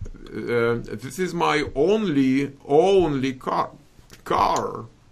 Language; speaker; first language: English; non-native, fluent; Russian